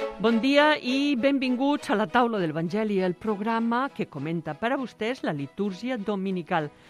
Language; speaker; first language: Catalan; native; Catalan